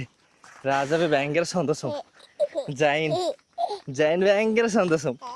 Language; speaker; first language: Malayalam; non-native, learner; Bangla